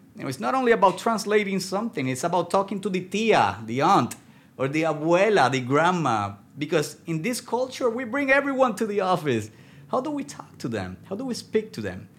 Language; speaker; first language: English; non-native, fluent; Spanish